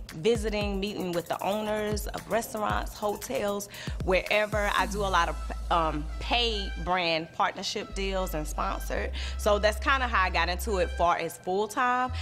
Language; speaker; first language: English; native; English